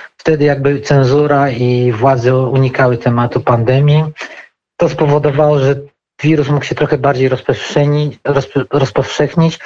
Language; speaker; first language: Polish; native; Polish